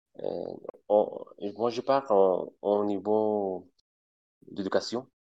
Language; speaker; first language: French; non-native, fluent; Spanish